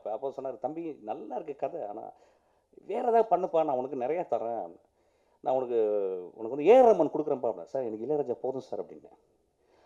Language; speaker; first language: Tamil; native; Tamil